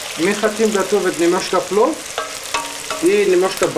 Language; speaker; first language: Russian; non-native, fluent; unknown